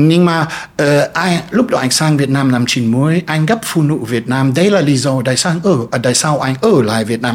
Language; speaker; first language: Vietnamese; non-native, fluent; German